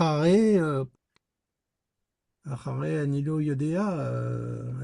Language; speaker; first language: Hebrew; non-native, learner; French